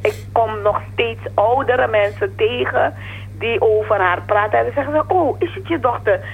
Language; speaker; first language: Dutch; non-native, fluent; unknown